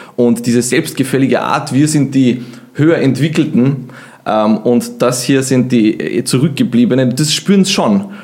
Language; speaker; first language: German; early bilingual, other home language; Bosnian